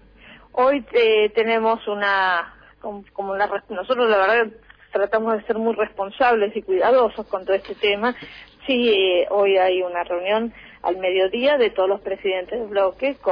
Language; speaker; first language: Spanish; native; Spanish